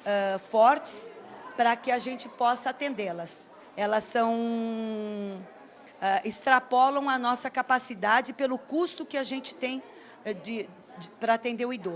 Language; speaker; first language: Portuguese; native; Portuguese